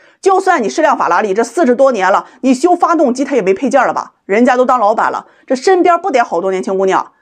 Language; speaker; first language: Chinese; native; Chinese